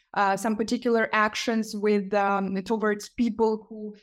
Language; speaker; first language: English; non-native, fluent; Ukrainian